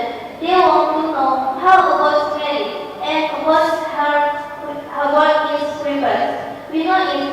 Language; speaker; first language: English; non-native, learner; Indonesian